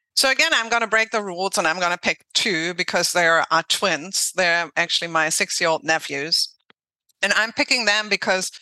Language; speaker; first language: English; non-native, fluent; German